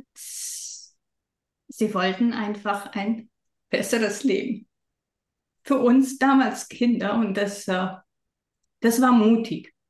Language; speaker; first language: German; non-native, fluent; Romanian